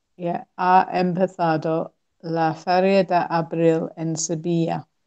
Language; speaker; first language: Spanish; non-native, learner; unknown